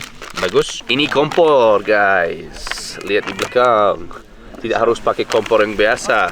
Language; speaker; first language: Indonesian; non-native, learner; English